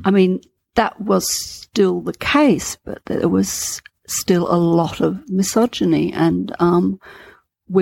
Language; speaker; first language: English; native; English